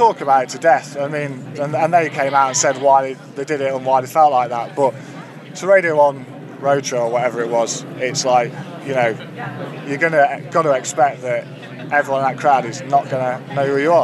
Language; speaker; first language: English; native; English